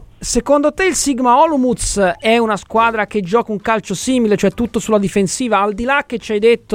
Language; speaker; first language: Italian; native; Italian